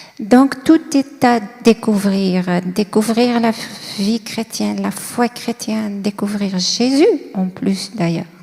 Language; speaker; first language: French; non-native, local second language; Kabyle